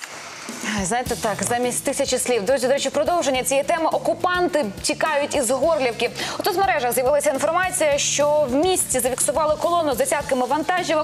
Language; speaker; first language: Ukrainian; native; Ukrainian